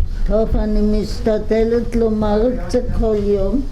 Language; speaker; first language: Hebrew; non-native, fluent; German